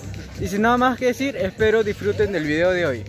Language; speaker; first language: Spanish; native; Spanish